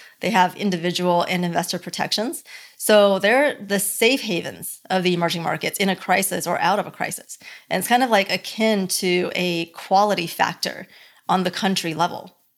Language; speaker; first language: English; early bilingual, other home language; Chinese